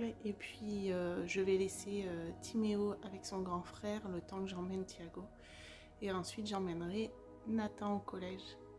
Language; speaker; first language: French; native; French